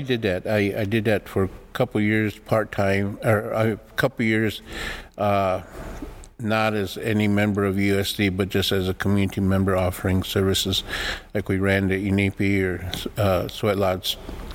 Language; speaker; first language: English; early bilingual, other home language; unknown